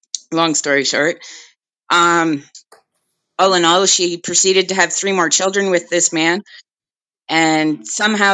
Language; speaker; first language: English; native; English